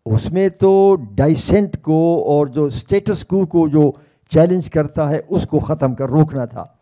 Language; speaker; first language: Urdu; native; Urdu